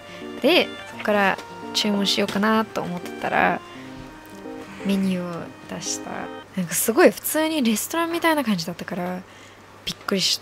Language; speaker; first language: Japanese; non-native, fluent; English